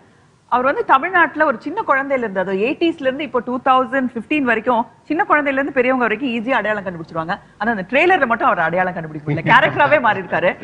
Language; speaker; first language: Tamil; native; Tamil